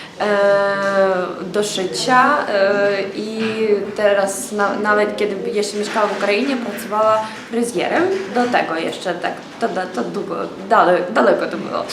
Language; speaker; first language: Polish; non-native, learner; Ukrainian